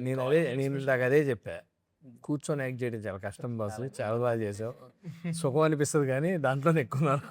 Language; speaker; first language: Telugu; native; Telugu